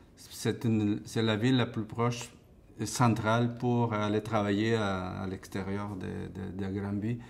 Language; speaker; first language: French; non-native, fluent; Spanish